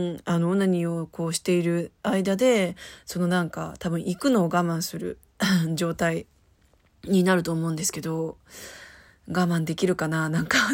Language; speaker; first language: Japanese; native; Japanese